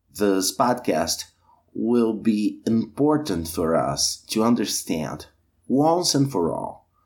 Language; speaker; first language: English; non-native, fluent; Portuguese